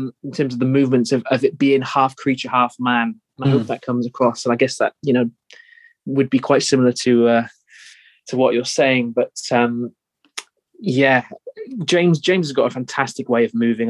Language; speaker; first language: English; native; English